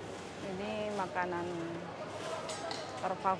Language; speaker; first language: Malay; non-native, local second language; Javanese